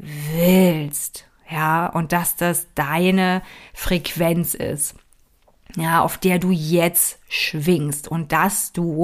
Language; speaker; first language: German; native; German